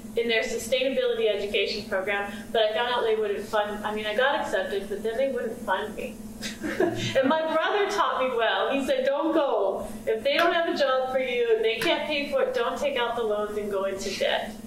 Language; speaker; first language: English; native; English